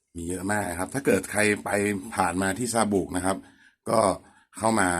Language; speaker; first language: Thai; native; Thai